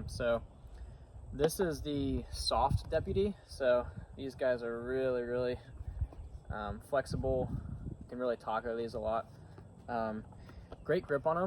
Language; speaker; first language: English; native; English